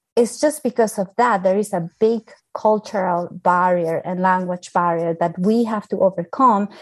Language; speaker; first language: English; non-native, fluent; Spanish